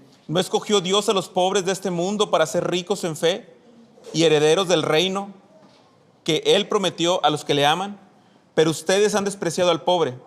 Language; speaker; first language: Spanish; native; Spanish